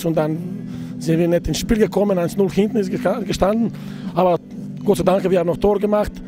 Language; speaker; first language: German; non-native, fluent; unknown